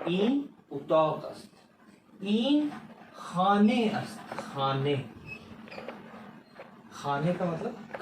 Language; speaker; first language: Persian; non-native, fluent; Urdu